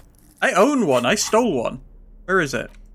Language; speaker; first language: English; native; English